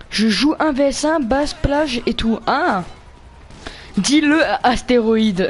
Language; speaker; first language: French; native; French